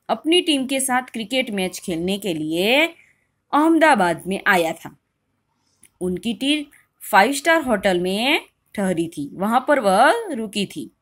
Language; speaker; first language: Hindi; non-native, local second language; Gujarati